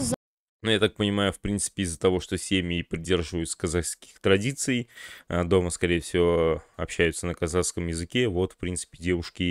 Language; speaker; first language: Russian; native; Russian